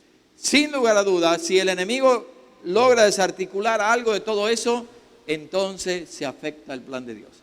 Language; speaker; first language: Spanish; native; Spanish